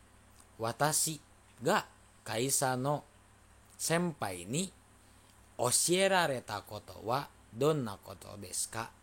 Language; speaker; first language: Japanese; non-native, fluent; Indonesian